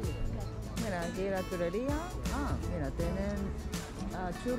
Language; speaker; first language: Spanish; non-native, learner; Japanese